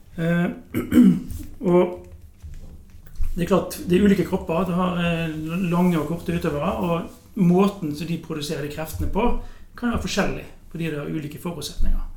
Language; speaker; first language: Norwegian; native; Norwegian